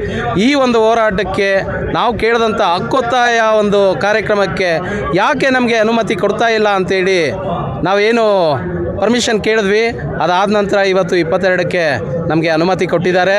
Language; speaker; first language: Kannada; native; Kannada